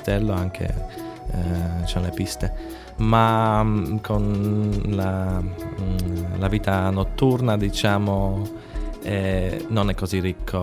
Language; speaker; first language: Italian; non-native, fluent; Polish